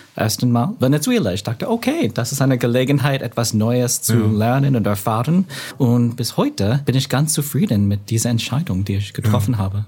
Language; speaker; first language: German; non-native, learner; English